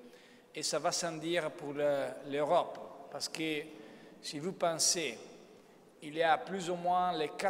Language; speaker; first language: French; non-native, fluent; Italian